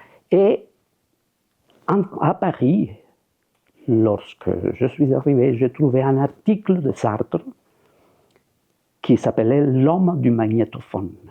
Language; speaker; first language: French; non-native, fluent; Spanish